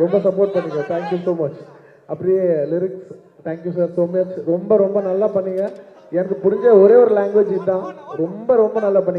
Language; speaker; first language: Tamil; non-native, local second language; Telugu